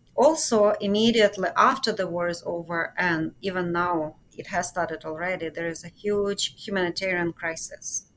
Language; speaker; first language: English; non-native, fluent; Ukrainian